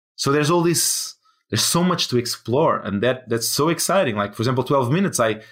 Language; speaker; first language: English; non-native, fluent; Portuguese